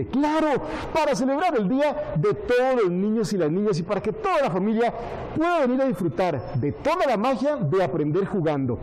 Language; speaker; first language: Spanish; native; Spanish